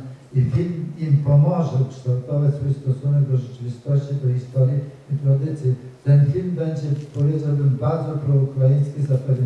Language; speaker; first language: Polish; native; Polish